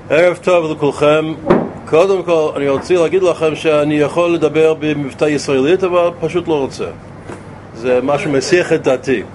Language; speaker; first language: Hebrew; non-native, fluent; English